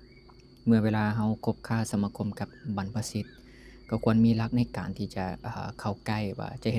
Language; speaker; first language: Thai; non-native, local second language; Northeastern Thai